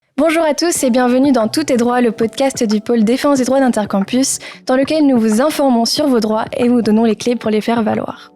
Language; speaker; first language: French; native; French